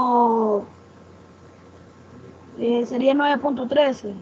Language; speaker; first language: Spanish; native; Spanish